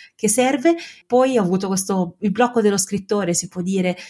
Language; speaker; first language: Italian; native; Italian